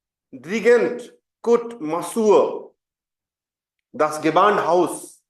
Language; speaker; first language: German; non-native, fluent; Hindi